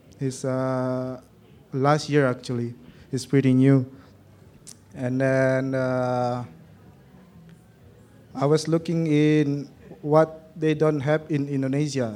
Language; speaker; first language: English; non-native, learner; Indonesian